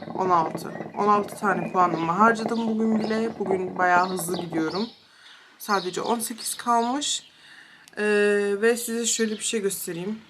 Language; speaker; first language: Turkish; early bilingual, heritage; Turkish